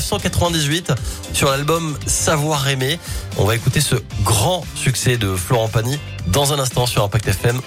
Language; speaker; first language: French; native; French